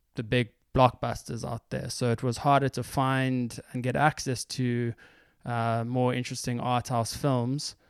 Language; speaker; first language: English; native; English